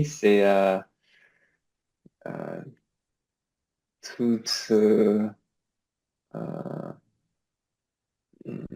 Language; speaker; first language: French; non-native, learner; English